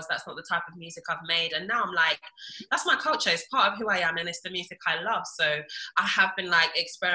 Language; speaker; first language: English; early bilingual, other home language; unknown